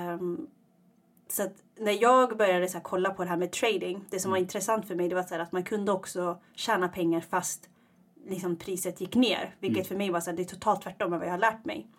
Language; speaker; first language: Swedish; early bilingual, other home language; Tigrinya